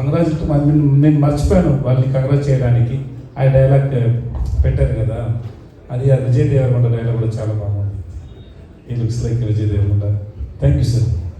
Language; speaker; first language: Telugu; non-native, learner; Tamil